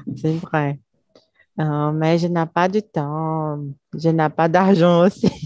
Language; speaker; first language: French; non-native, learner; Portuguese